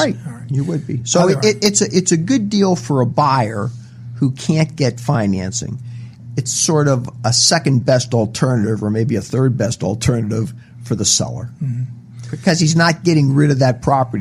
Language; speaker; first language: English; native; English